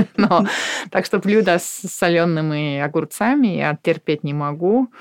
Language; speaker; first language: Russian; non-native, fluent; Finnish